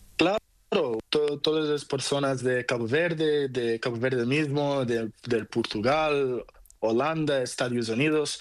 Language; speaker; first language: Spanish; non-native, learner; Portuguese